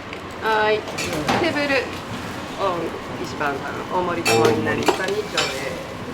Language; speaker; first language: Japanese; native; Japanese